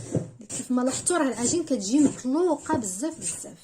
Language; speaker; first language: Arabic; native; Arabic